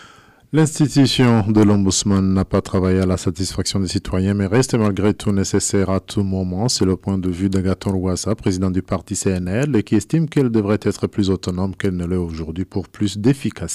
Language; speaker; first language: French; non-native, local second language; Rundi